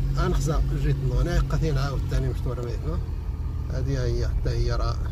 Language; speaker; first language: Arabic; native; Arabic